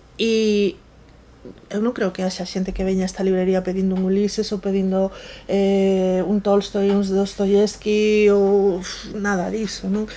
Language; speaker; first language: Galician; native; Galician